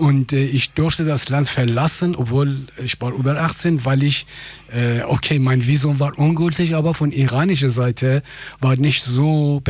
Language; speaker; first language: German; non-native, fluent; Persian